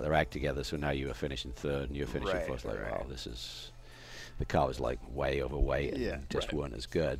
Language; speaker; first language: English; native; English